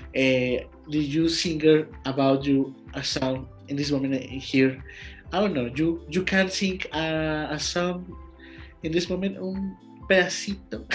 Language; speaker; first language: English; non-native, learner; Spanish